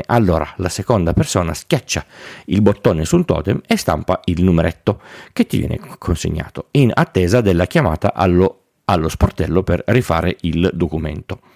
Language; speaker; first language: Italian; native; Italian